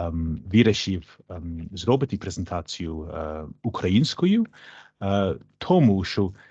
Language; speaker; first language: Ukrainian; non-native, learner; English